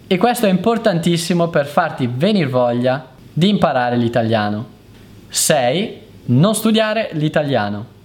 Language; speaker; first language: Italian; native; Italian